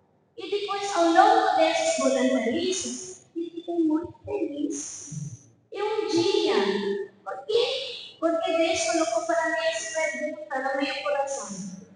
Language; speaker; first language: Portuguese; non-native, fluent; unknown